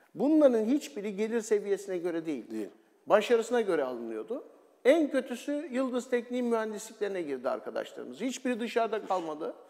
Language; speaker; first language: Turkish; native; Turkish